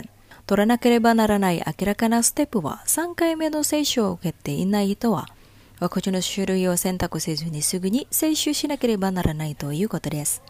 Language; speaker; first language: Japanese; non-native, fluent; Indonesian